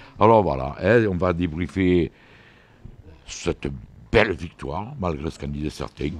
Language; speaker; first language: French; native; French